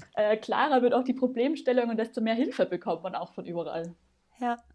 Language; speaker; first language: German; native; German